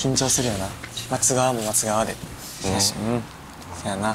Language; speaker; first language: Japanese; native; Japanese